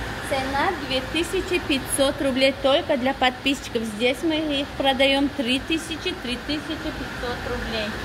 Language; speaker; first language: Russian; non-native, local second language; Tajik